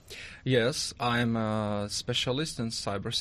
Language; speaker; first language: English; non-native, learner; Russian